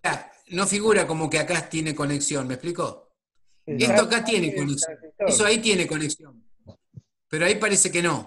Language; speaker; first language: Spanish; native; Spanish